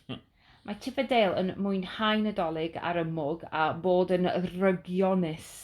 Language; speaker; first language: Welsh; non-native, learner; English